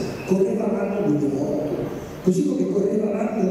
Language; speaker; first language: Italian; native; Italian